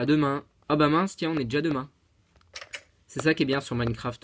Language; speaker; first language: French; native; French